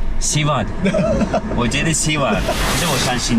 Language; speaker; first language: Chinese; non-native, fluent; Turkish